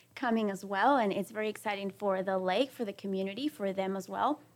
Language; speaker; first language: English; non-native, fluent; Spanish